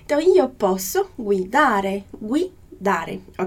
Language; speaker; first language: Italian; non-native, fluent; Portuguese